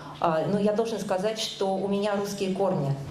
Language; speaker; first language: Russian; native; Russian